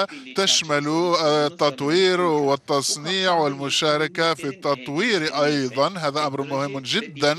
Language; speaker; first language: Arabic; non-native, fluent; Turkish